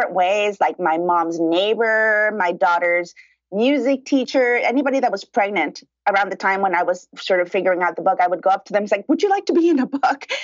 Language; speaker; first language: English; early bilingual, other home language; Spanish